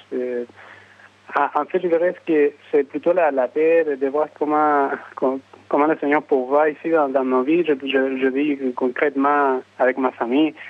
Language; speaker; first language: French; non-native, fluent; Spanish